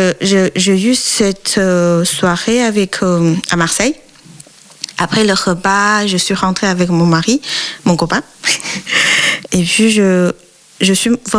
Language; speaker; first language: French; non-native, learner; Chinese